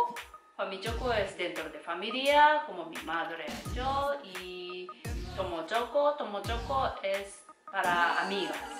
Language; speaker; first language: Spanish; non-native, learner; Japanese